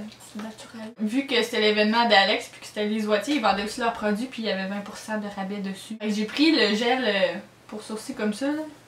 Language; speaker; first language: French; native; French